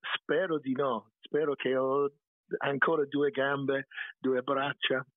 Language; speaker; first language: Italian; non-native, fluent; English